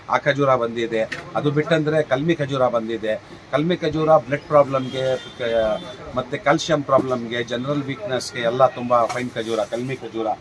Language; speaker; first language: Kannada; non-native, local second language; Urdu